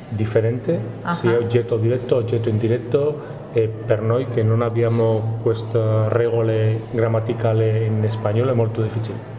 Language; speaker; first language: Italian; non-native, learner; Spanish